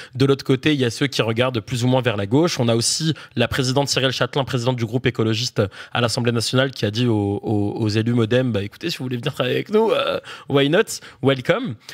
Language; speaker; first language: French; native; French